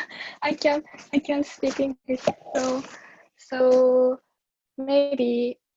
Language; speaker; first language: English; non-native, learner; Japanese